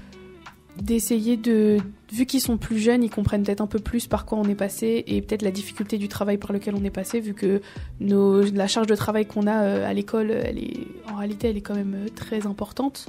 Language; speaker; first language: French; native; French